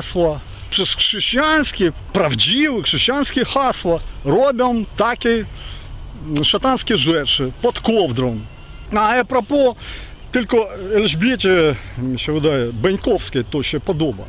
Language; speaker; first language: Polish; non-native, fluent; Ukrainian